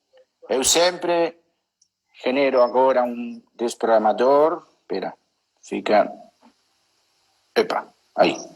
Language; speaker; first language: Portuguese; non-native, learner; Spanish